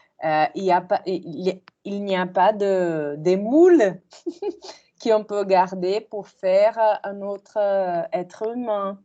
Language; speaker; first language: French; non-native, fluent; Portuguese